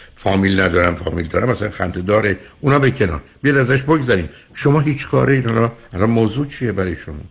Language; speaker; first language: Persian; native; Persian